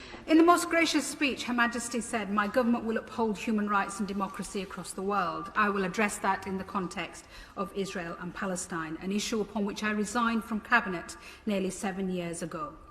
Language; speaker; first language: English; native; English